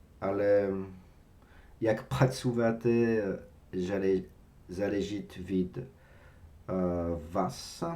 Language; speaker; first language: Polish; non-native, learner; French